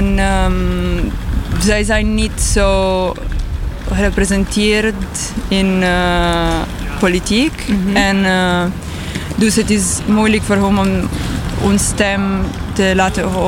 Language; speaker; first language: Dutch; non-native, learner; Italian